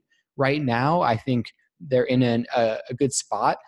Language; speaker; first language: English; native; English